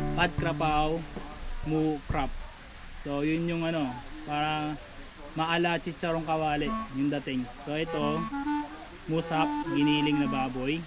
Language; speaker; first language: Filipino; native; Filipino